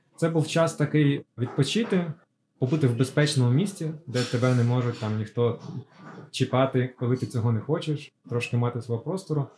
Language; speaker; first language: Ukrainian; native; Ukrainian